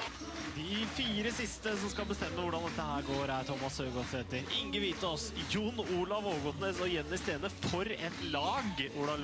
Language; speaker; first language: Norwegian; native; Norwegian